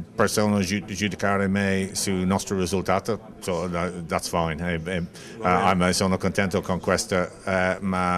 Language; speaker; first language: Italian; non-native, learner; English